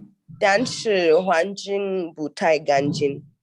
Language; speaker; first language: Chinese; non-native, learner; Swahili